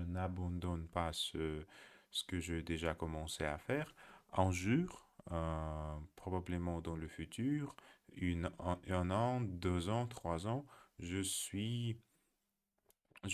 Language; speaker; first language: French; non-native, learner; Russian